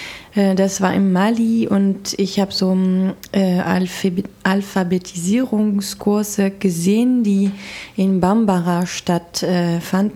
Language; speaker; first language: German; non-native, fluent; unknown